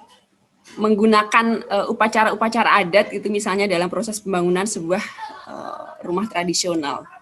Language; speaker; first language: Indonesian; native; Indonesian